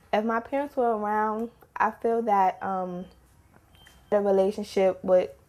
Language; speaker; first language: English; native; English